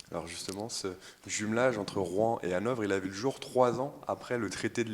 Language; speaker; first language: French; native; French